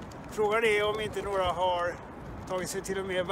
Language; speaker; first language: Swedish; native; Swedish